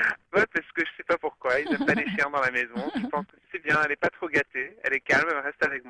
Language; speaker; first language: French; early bilingual, other home language; English